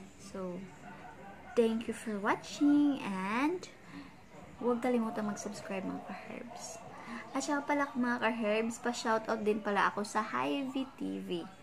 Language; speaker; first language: Filipino; non-native, local second language; Cebuano